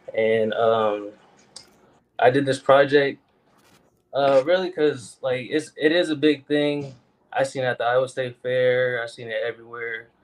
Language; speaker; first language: English; native; English